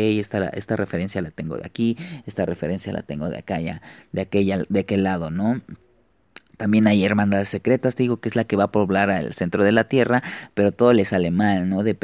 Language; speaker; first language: Spanish; native; Spanish